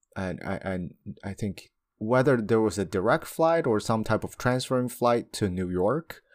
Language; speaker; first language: English; non-native, fluent; Chinese